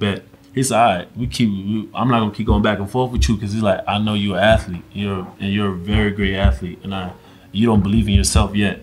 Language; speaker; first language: English; early bilingual, other home language; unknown